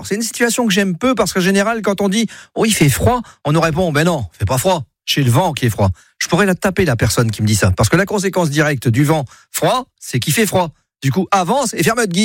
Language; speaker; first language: French; native; French